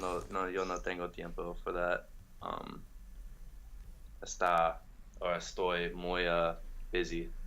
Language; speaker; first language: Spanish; non-native, learner; English